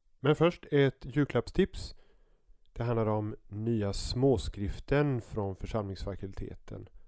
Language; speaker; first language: Swedish; native; Swedish